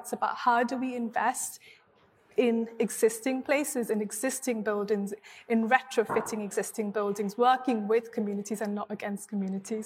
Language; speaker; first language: English; non-native, local second language; Hindi